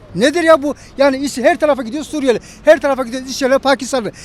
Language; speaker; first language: Turkish; native; Turkish